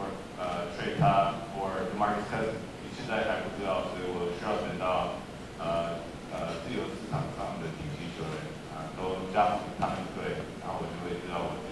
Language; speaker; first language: Chinese; early bilingual, heritage; English